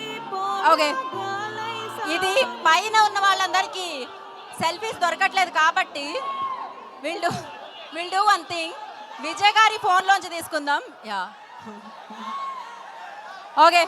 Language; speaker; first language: Telugu; native; Telugu